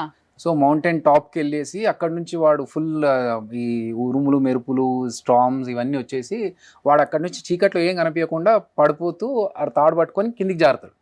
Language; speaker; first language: Telugu; native; Telugu